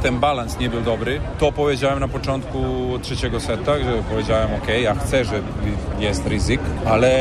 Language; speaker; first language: Polish; non-native, learner; Serbian